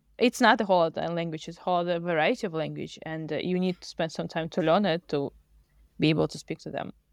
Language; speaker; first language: English; non-native, fluent; Russian